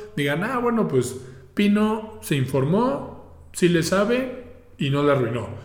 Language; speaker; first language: Spanish; native; Spanish